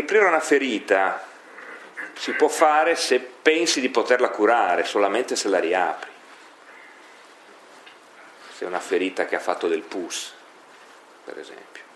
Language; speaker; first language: Italian; native; Italian